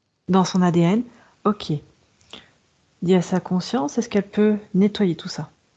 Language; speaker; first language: French; native; French